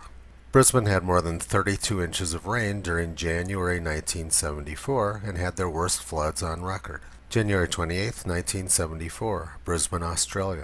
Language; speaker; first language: English; native; English